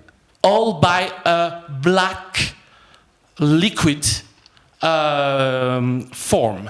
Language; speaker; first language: English; non-native, fluent; French